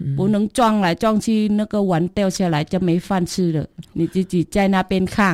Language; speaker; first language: Chinese; non-native, learner; Vietnamese